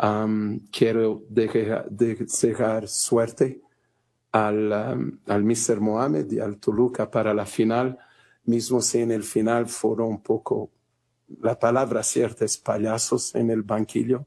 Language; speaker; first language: Spanish; non-native, fluent; Portuguese